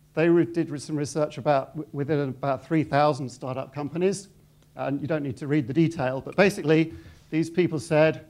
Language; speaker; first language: English; native; English